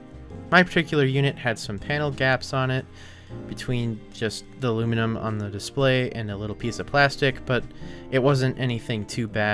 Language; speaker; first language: English; native; English